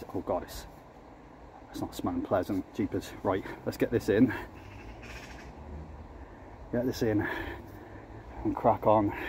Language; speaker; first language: English; native; English